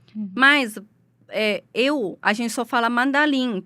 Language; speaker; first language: Portuguese; non-native, learner; Chinese